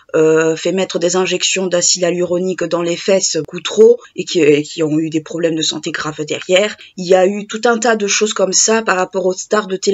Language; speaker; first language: French; native; French